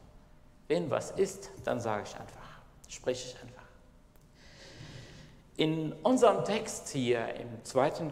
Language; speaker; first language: German; non-native, fluent; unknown